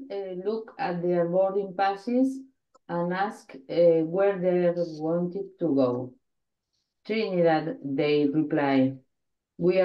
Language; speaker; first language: English; non-native, learner; Spanish